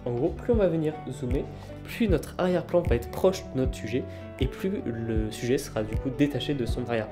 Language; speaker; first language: French; native; French